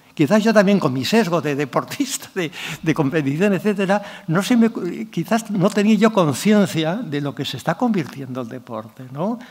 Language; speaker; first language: Spanish; non-native, local second language; Catalan